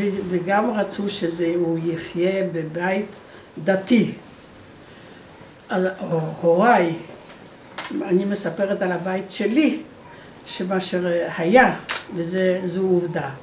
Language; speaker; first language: Hebrew; non-native, fluent; Polish